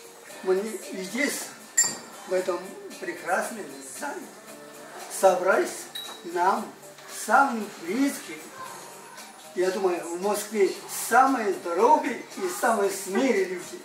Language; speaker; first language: Russian; non-native, learner; Chinese